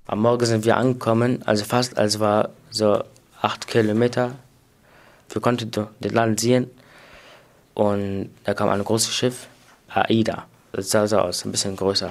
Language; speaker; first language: German; early bilingual, other home language; Arabic